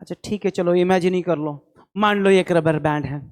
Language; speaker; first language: Hindi; non-native, local second language; Marathi